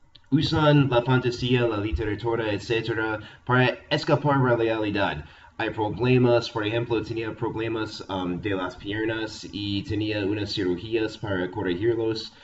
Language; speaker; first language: Spanish; non-native, fluent; English